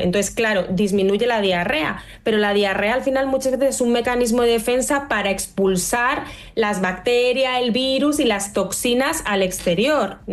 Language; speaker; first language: Spanish; native; Spanish